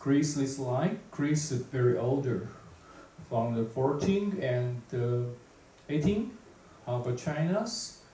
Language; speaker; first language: English; non-native, fluent; Chinese